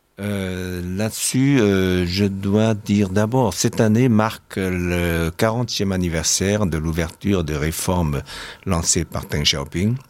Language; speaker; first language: French; non-native, fluent; Chinese